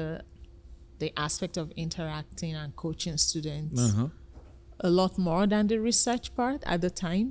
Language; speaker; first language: English; non-native, local second language; Yoruba